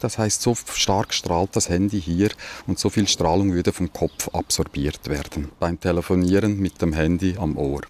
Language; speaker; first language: German; native; German